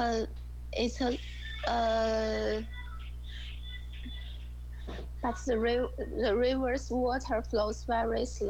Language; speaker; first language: English; non-native, learner; Chinese